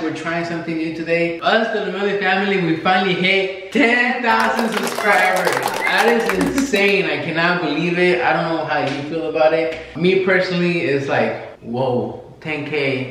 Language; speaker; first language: English; non-native, fluent; Spanish